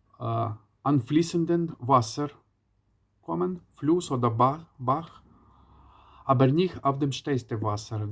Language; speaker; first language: German; non-native, learner; Ukrainian